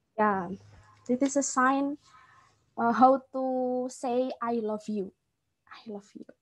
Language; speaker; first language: English; non-native, fluent; Indonesian